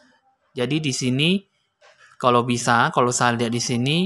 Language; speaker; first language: Indonesian; native; Indonesian